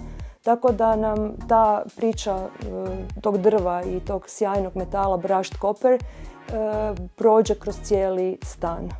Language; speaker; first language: Croatian; native; Croatian